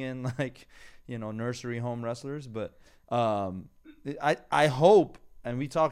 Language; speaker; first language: English; non-native, fluent; Persian